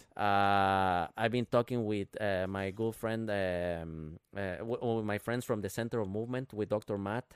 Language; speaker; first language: English; non-native, fluent; Spanish